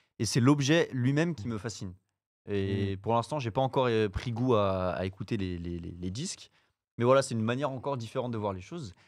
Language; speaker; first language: French; native; French